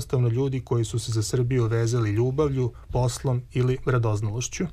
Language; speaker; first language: Serbian; native; Serbian